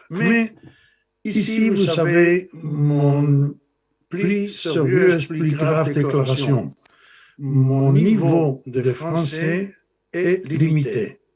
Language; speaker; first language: French; non-native, learner; Spanish